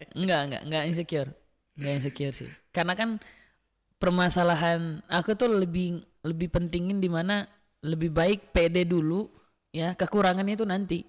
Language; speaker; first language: Indonesian; non-native, local second language; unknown